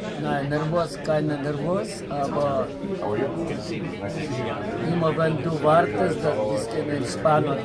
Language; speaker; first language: German; non-native, learner; Ukrainian